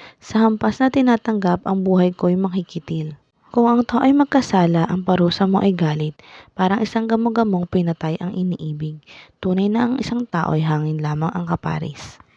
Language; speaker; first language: Filipino; native; Filipino